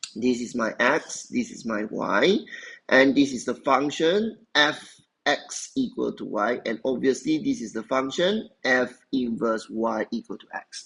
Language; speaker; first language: English; non-native, local second language; Chinese